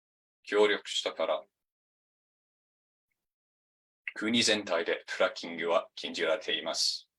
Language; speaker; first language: Japanese; non-native, fluent; English